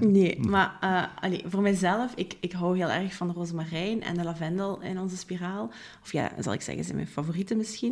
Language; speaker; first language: Dutch; native; Dutch